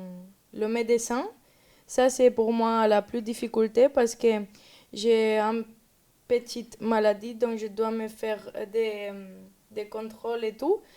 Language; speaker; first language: French; non-native, learner; Spanish